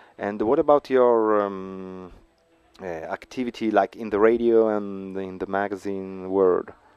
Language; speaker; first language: English; non-native, fluent; Italian